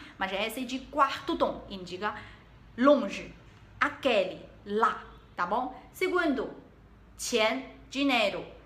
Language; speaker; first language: Portuguese; non-native, learner; Chinese